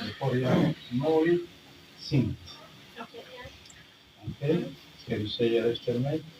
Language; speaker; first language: Swedish; non-native, fluent; Arabic